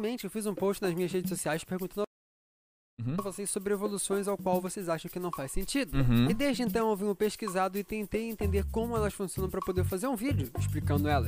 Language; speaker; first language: Portuguese; native; Portuguese